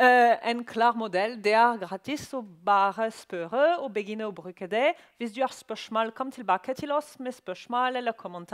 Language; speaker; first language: Norwegian; non-native, learner; French